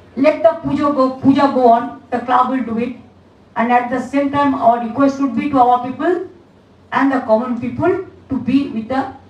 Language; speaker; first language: English; non-native, local second language; Bangla